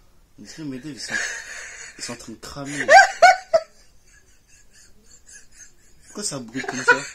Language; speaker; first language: French; native; French